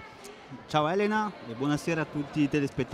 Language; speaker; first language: Italian; native; Italian